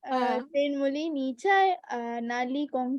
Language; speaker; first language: Chinese; non-native, learner; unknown